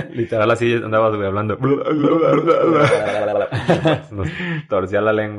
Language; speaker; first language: Spanish; native; Spanish